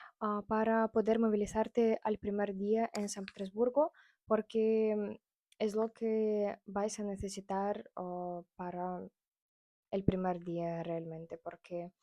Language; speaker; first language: Spanish; non-native, fluent; Russian